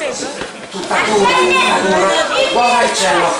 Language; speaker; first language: Italian; non-native, learner; French